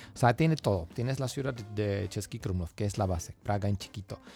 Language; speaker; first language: Spanish; non-native, fluent; Czech